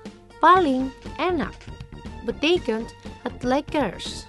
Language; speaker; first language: Dutch; non-native, learner; Indonesian